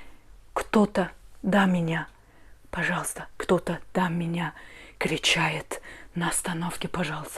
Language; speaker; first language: Russian; non-native, learner; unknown